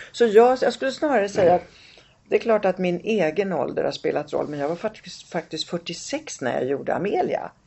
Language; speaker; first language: Swedish; early bilingual, other home language; Italian